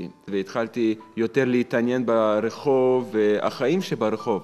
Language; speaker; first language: Hebrew; non-native, fluent; Russian